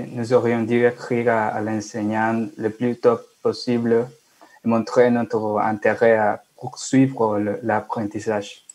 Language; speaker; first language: French; non-native, fluent; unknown